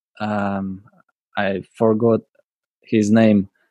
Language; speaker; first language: English; non-native, learner; Russian